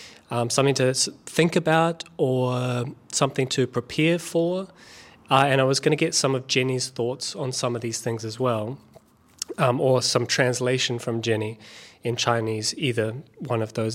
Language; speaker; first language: English; native; English